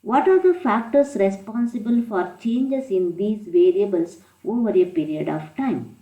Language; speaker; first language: English; non-native, local second language; Kannada